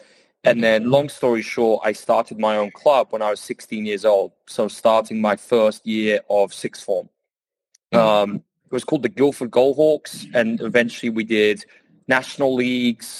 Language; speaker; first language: English; native; English